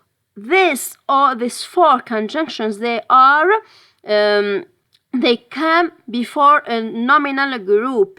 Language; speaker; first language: English; non-native, fluent; French